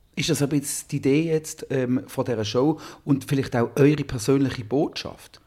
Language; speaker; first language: German; native; German